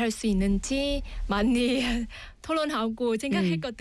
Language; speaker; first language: Korean; non-native, fluent; Vietnamese